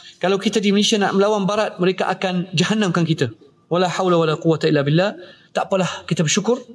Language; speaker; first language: Malay; native; Malay